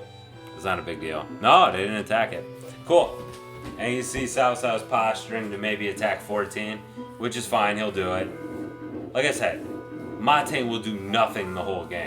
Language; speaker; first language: English; native; English